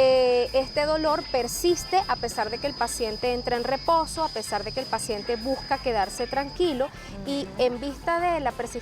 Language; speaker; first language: Spanish; native; Spanish